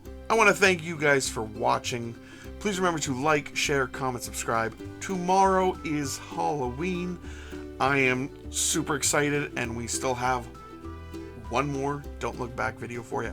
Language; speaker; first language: English; native; English